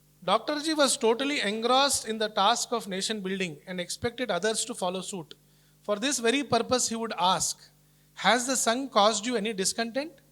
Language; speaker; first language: English; non-native, local second language; Telugu